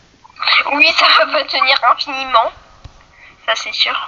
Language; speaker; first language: French; native; French